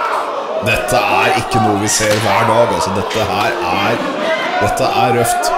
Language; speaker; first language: Norwegian; native; Norwegian